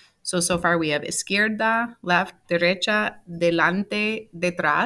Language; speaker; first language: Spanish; non-native, fluent; English